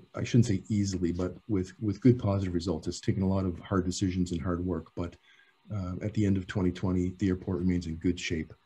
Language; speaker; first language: English; native; English